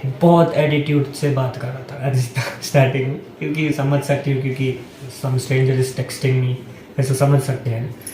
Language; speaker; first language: Hindi; non-native, local second language; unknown